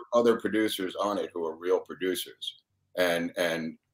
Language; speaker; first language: English; native; English